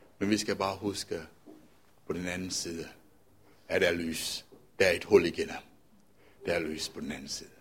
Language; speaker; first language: Danish; non-native, fluent; Tamil